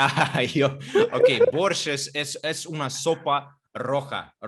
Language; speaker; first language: Spanish; non-native, fluent; Russian